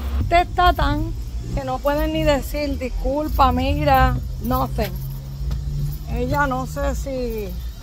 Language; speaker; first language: Spanish; native; Spanish